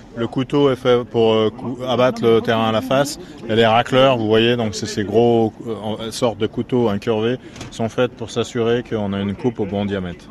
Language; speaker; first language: French; native; French